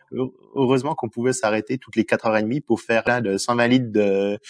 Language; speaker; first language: French; native; French